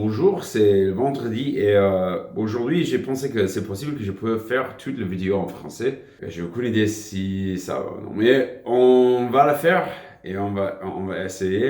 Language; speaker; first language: French; non-native, fluent; English